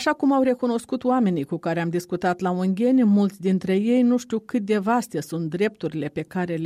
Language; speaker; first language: Romanian; native; Romanian